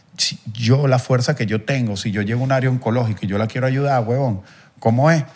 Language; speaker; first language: Spanish; native; Spanish